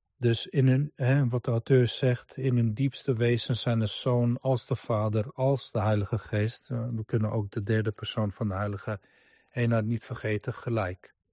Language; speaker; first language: Dutch; non-native, fluent; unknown